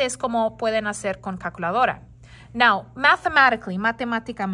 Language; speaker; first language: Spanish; non-native, learner; English